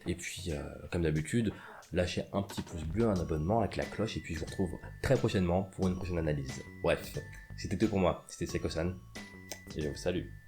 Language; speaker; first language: French; native; French